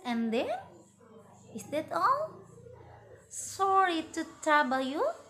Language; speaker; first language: English; non-native, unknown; Indonesian